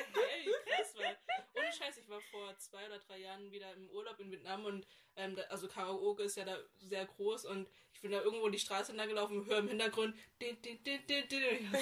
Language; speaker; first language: German; early bilingual, other home language; Vietnamese